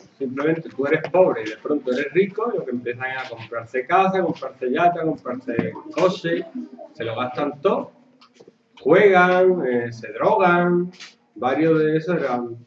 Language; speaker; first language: Spanish; native; Spanish